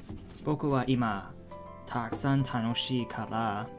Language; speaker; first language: Japanese; non-native, learner; English